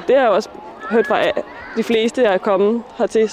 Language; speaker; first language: Danish; early bilingual, other home language; Icelandic